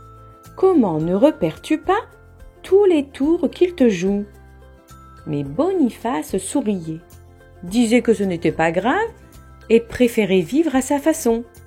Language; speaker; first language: French; native; French